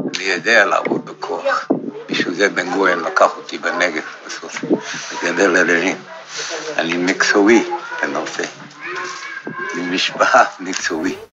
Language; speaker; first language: Hebrew; non-native, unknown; English